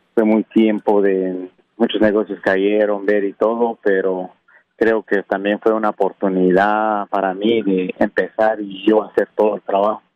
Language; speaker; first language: Spanish; non-native, local second language; Kʼicheʼ